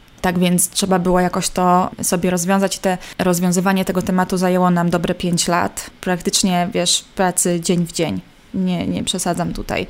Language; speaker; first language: Polish; native; Polish